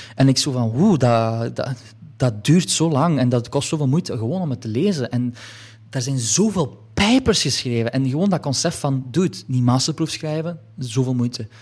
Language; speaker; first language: Dutch; early bilingual, other home language; Polish